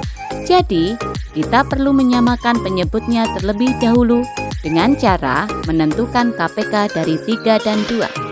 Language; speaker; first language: Indonesian; native; Indonesian